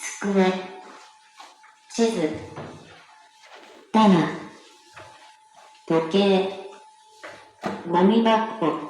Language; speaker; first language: Japanese; non-native, learner; Indonesian